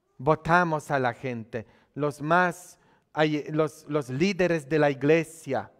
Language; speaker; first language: Spanish; non-native, fluent; Polish